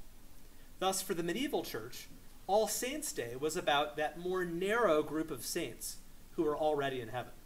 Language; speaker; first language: English; native; English